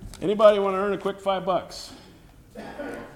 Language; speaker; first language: English; native; English